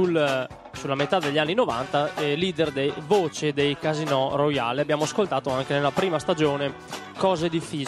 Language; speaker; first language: Italian; native; Italian